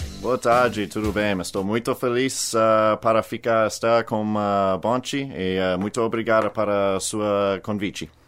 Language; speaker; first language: Portuguese; non-native, learner; English